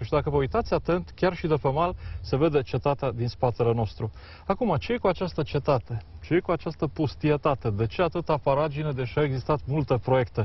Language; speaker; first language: Romanian; native; Romanian